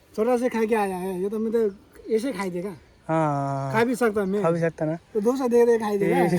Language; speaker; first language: Hindi; non-native, learner; Bangla